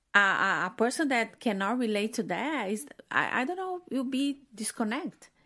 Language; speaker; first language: English; non-native, fluent; Portuguese